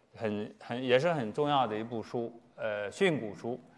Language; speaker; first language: Chinese; native; Chinese